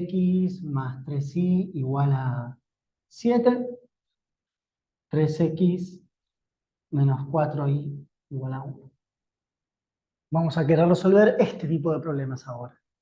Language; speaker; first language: Spanish; native; Spanish